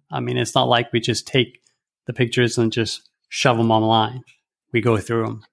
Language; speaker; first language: English; early bilingual, heritage; English